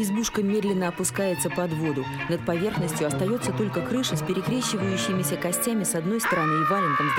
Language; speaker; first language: Russian; native; Russian